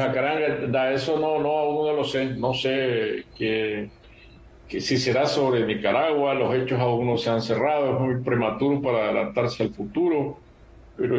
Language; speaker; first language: Spanish; native; Spanish